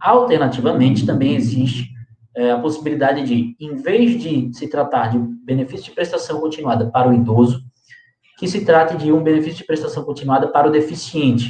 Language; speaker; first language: Portuguese; native; Portuguese